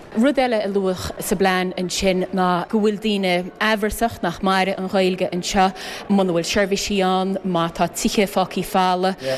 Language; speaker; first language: Irish; native; Irish